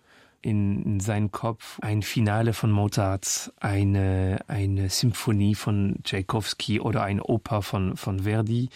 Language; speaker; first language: German; non-native, local second language; French